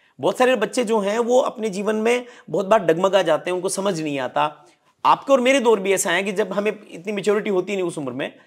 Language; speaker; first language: Hindi; native; Hindi